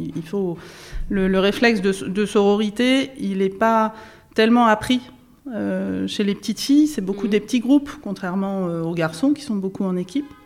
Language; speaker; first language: French; native; French